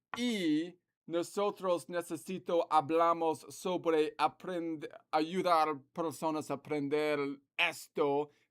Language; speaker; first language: Spanish; non-native, learner; English